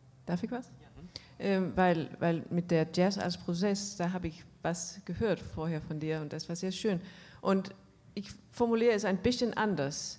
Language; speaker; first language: German; non-native, fluent; Danish